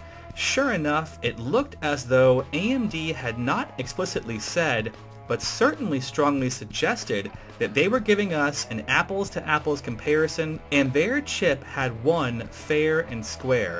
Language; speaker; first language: English; native; English